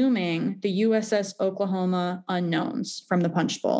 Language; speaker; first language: English; native; English